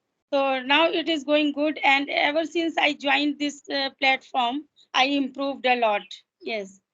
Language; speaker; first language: English; non-native, local second language; Hindi